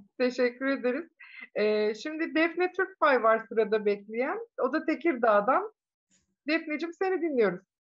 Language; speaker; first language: Turkish; native; Turkish